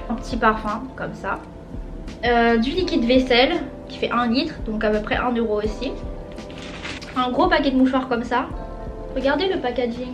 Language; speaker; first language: French; native; French